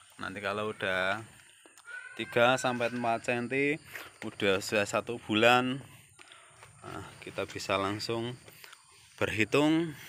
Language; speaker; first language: Indonesian; non-native, local second language; Javanese